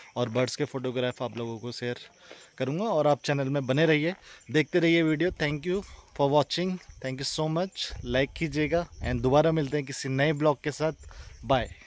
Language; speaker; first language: Hindi; native; Hindi